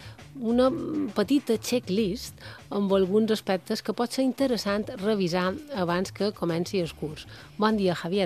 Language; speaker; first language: Catalan; native; Catalan